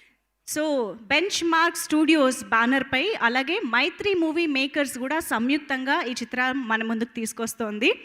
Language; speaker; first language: Telugu; native; Telugu